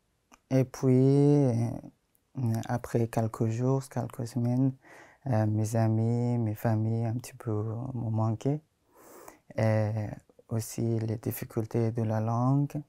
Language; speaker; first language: French; non-native, learner; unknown